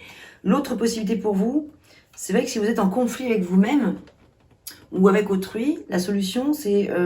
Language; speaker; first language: French; native; French